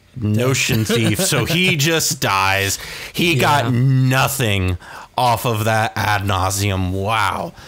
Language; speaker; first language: English; native; English